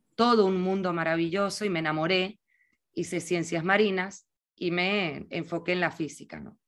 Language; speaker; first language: Spanish; native; Spanish